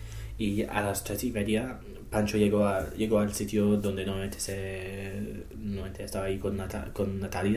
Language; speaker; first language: Spanish; non-native, learner; English